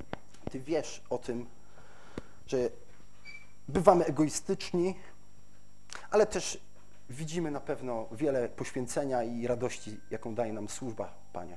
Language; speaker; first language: Polish; native; Polish